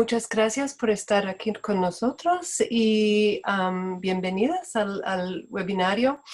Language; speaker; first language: Spanish; non-native, fluent; Portuguese